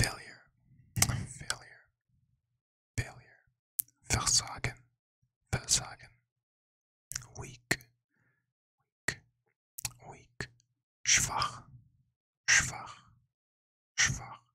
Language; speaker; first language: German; non-native, learner; English